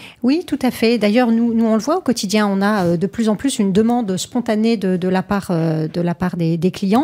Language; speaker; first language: French; native; French